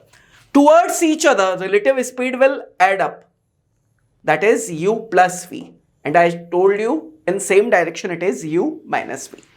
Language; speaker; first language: English; non-native, local second language; Hindi